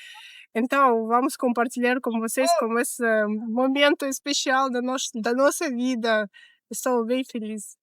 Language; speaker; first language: Portuguese; non-native, learner; Russian